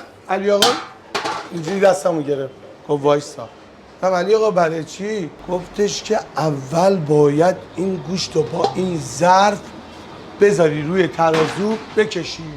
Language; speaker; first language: Persian; native; Persian